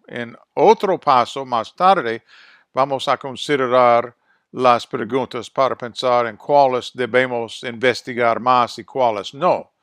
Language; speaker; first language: Spanish; non-native, fluent; English